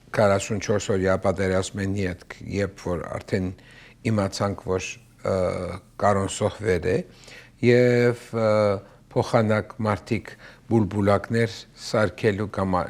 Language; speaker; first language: Armenian; early bilingual, heritage; Armenian